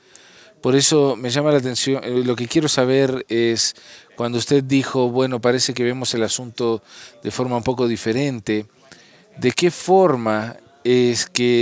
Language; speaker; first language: Spanish; non-native, fluent; English